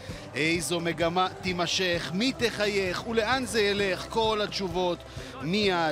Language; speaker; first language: Hebrew; native; Hebrew